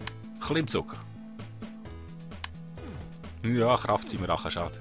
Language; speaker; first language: German; native; German